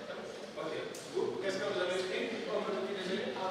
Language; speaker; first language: French; non-native, fluent; Indonesian